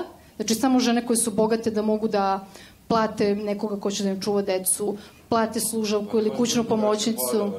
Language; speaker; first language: Serbian; native; Serbian